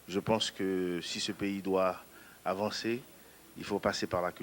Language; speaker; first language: French; non-native, local second language; Haitian Creole